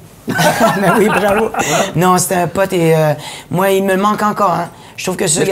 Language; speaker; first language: French; native; French